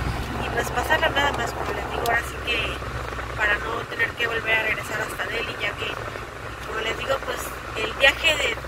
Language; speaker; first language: Spanish; native; Spanish